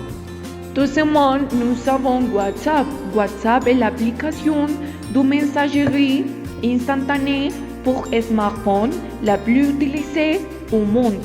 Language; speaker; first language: French; non-native, learner; Spanish